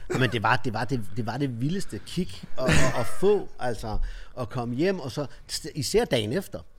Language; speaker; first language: Danish; early bilingual, other home language; Turkish